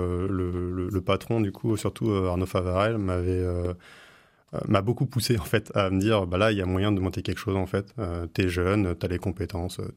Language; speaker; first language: French; native; French